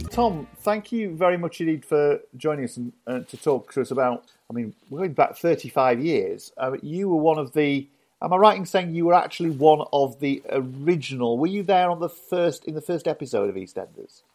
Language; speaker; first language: English; native; English